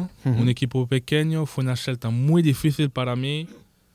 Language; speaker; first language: Spanish; non-native, learner; French